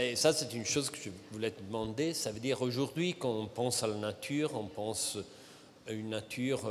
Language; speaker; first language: French; non-native, fluent; Italian